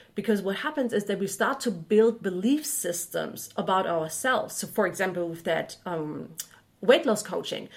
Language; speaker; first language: English; non-native, fluent; German